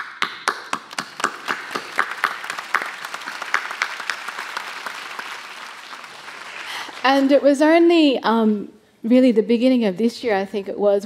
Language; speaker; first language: English; native; English